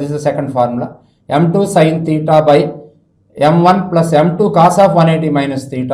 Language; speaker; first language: English; non-native, local second language; Telugu